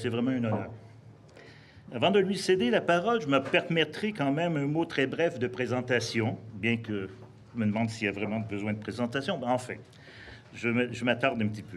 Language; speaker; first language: French; native; French